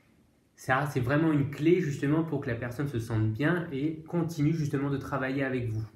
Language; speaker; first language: French; native; French